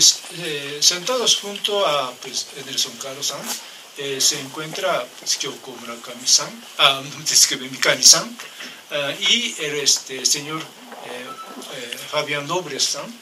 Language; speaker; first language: Spanish; non-native, learner; Japanese